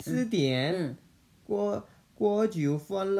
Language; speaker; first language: Chinese; non-native, learner; Korean